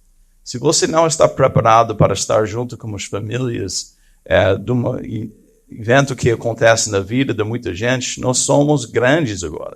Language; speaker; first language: Portuguese; non-native, fluent; English